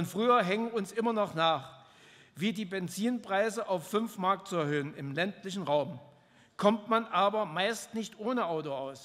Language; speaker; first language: German; native; German